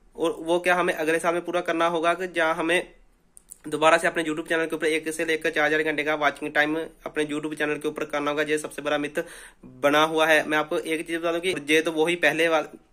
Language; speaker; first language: Hindi; native; Hindi